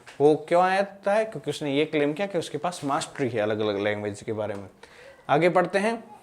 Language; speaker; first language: Hindi; non-native, local second language; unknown